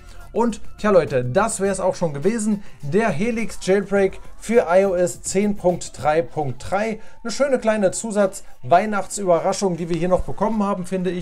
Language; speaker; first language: German; native; German